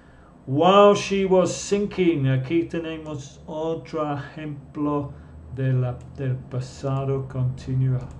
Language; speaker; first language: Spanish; non-native, fluent; English